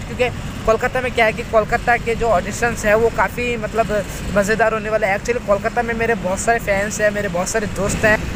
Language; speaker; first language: Hindi; native; Hindi